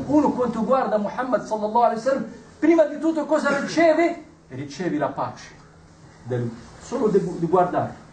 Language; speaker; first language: Italian; non-native, fluent; Arabic